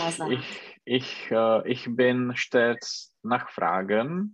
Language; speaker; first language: German; non-native, learner; Czech